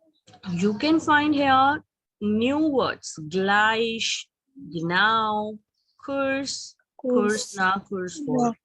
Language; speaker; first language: German; non-native, fluent; Hindi